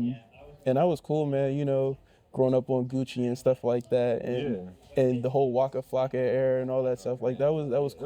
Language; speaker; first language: English; native; English